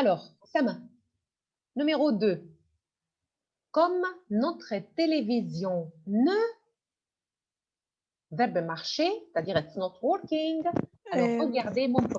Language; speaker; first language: French; non-native, fluent; Arabic